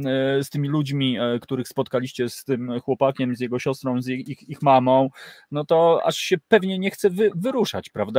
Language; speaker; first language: Polish; native; Polish